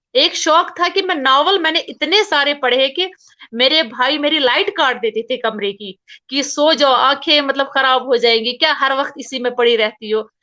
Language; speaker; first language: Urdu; non-native, local second language; Kashmiri